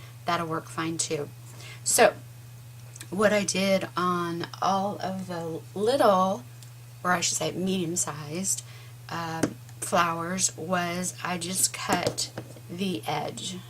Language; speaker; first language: English; native; English